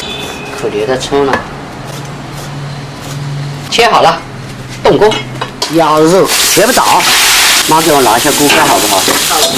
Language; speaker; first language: Chinese; native; Chinese